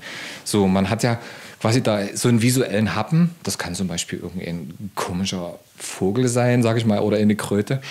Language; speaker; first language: German; native; German